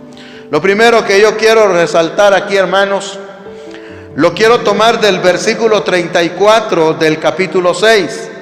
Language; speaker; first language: Spanish; native; Spanish